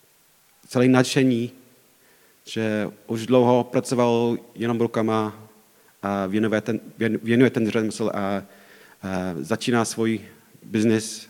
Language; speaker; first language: Czech; non-native, fluent; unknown